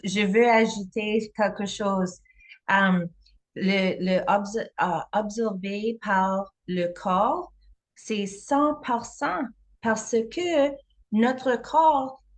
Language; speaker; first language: French; non-native, learner; English